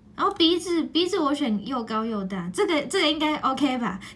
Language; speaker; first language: Chinese; non-native, fluent; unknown